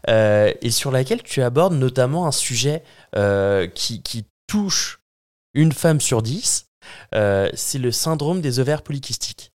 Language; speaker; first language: French; native; French